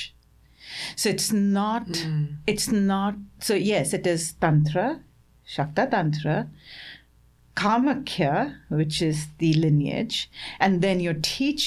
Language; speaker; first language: English; non-native, local second language; Assamese